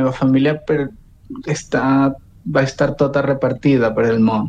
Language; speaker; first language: Catalan; non-native, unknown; Spanish